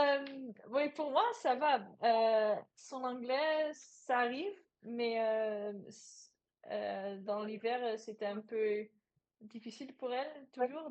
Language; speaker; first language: French; non-native, learner; Dutch